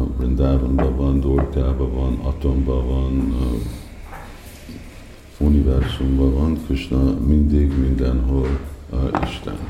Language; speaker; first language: Hungarian; early bilingual, heritage; English